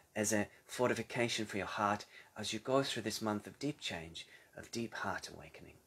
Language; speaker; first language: English; native; English